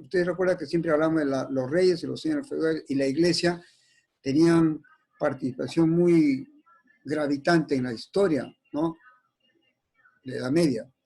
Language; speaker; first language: Spanish; native; Spanish